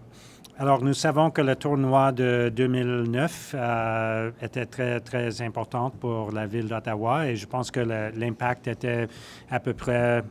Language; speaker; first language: French; non-native, learner; English